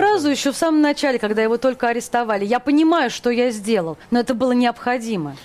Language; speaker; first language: Russian; native; Russian